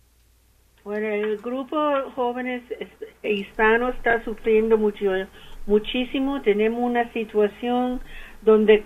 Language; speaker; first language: Spanish; early bilingual, heritage; English